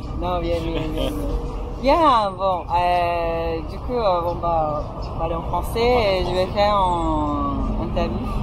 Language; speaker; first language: French; non-native, fluent; Japanese